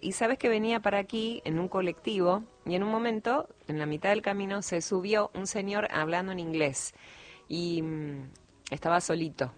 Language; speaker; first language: Spanish; native; Spanish